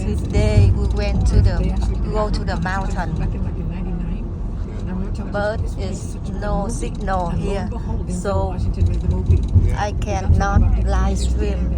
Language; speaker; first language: English; non-native, learner; Vietnamese